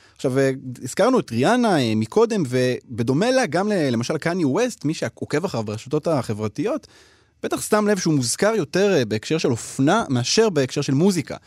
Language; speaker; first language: Hebrew; native; Hebrew